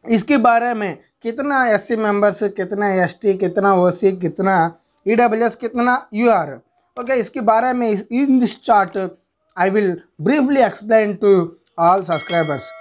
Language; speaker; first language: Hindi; non-native, local second language; Telugu